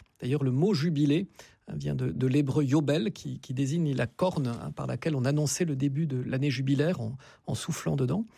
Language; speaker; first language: French; native; French